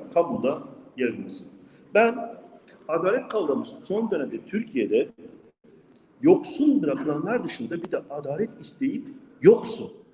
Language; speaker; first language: Turkish; non-native, local second language; Kurdish